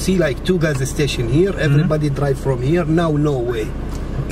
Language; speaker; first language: English; non-native, learner; Arabic